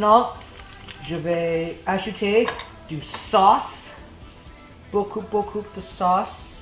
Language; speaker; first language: French; non-native, learner; English